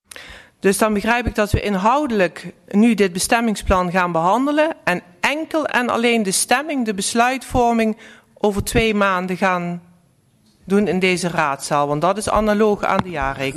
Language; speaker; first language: Dutch; native; Dutch